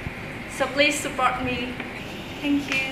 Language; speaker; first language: English; non-native, learner; Vietnamese